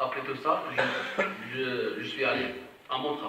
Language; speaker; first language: French; non-native, learner; Arabic